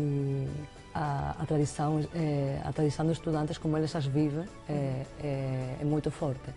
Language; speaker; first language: Portuguese; non-native, fluent; Spanish